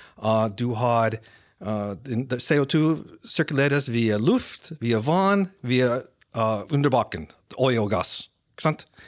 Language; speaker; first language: Norwegian; non-native, fluent; English